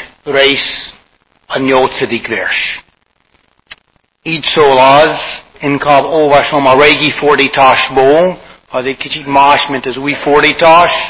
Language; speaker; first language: Hungarian; non-native, fluent; English